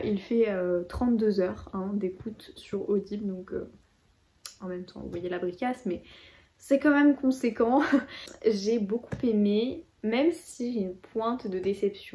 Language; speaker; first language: French; native; French